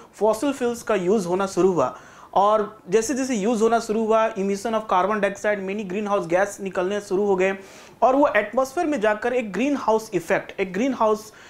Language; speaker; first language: Hindi; native; Hindi